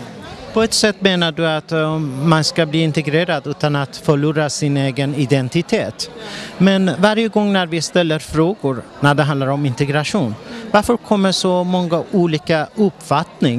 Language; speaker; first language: Swedish; non-native, fluent; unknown